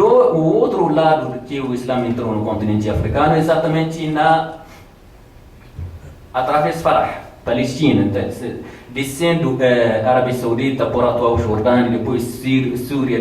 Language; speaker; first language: Portuguese; non-native, fluent; Tamasheq